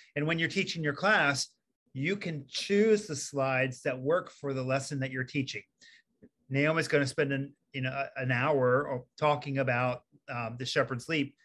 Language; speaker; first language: English; native; English